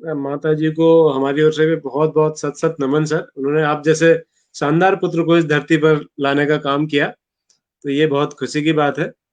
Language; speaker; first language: Hindi; native; Hindi